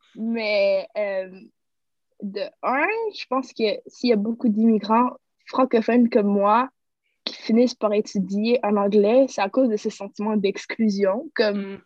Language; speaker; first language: French; native; French